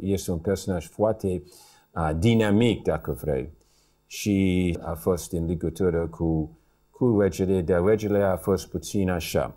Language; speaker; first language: Romanian; early bilingual, heritage; English